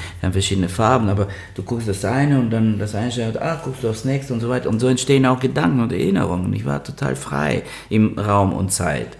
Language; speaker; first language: German; non-native, fluent; Bulgarian